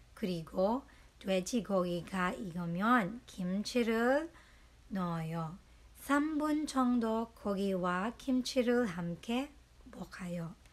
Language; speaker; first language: Korean; non-native, learner; Filipino